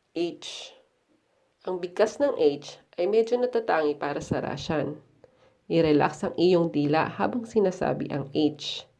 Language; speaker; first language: Filipino; native; Filipino